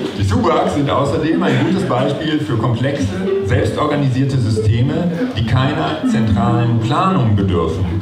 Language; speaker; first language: German; native; German